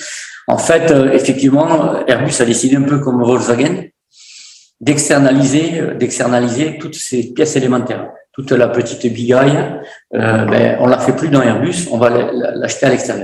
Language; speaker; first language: French; native; French